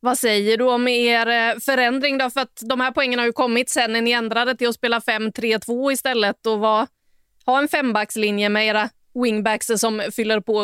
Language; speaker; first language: Swedish; native; Swedish